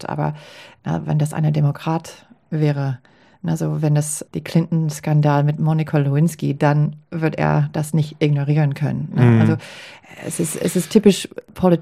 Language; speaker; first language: German; non-native, fluent; English